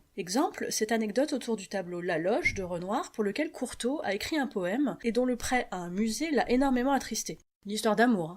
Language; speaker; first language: French; native; French